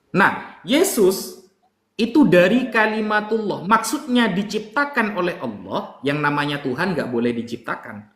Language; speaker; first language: Indonesian; native; Indonesian